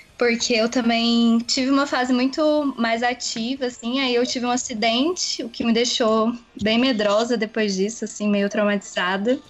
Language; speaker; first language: Portuguese; native; Portuguese